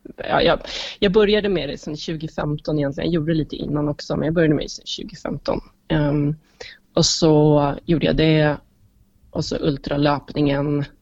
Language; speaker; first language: Swedish; native; Swedish